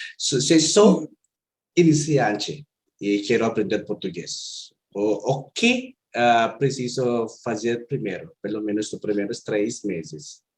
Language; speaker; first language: Portuguese; non-native, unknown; Filipino